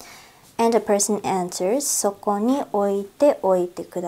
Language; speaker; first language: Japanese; non-native, fluent; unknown